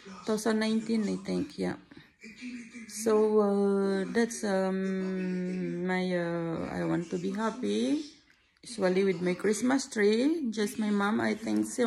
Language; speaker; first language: English; non-native, learner; Filipino